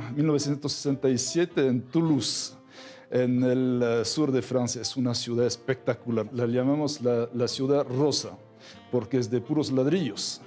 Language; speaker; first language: Spanish; non-native, fluent; French